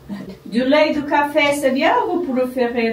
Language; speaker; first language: French; non-native, learner; Portuguese